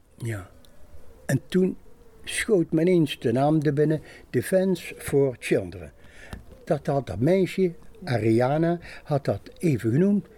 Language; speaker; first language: Dutch; native; Dutch